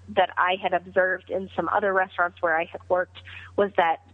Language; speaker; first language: English; native; English